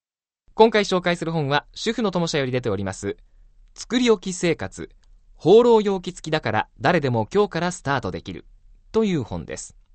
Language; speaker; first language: Japanese; native; Japanese